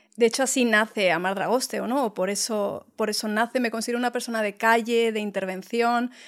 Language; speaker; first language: Spanish; native; Spanish